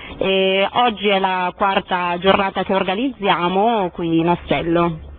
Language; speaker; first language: Italian; native; Italian